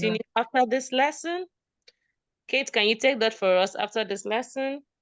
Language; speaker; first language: English; non-native, local second language; Ibibio